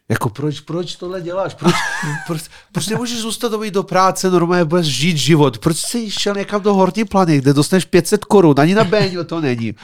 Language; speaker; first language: Czech; non-native, fluent; Serbian